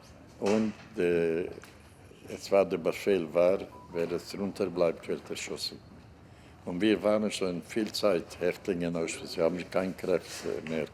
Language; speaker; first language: German; non-native, learner; Hungarian